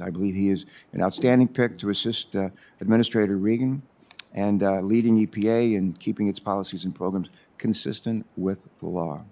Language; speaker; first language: English; native; English